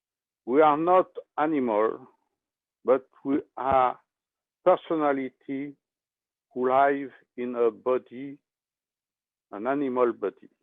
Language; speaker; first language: English; non-native, learner; French